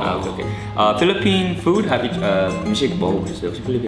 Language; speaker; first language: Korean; native; Korean